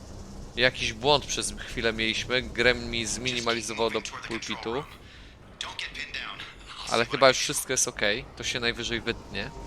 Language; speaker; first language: Polish; native; Polish